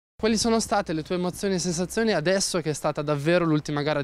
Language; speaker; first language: Italian; native; Italian